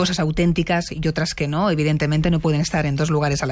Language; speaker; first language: Spanish; native; Spanish